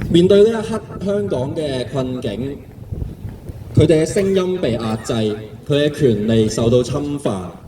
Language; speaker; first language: Cantonese; native; Cantonese